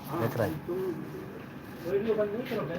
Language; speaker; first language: Hindi; non-native, learner; Bangla